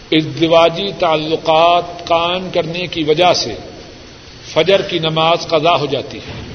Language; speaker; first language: Urdu; non-native, local second language; Punjabi